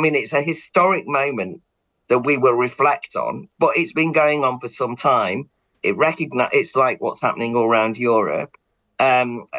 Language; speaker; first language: English; native; English